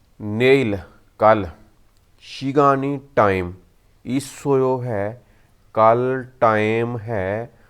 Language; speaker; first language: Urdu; non-native, local second language; Punjabi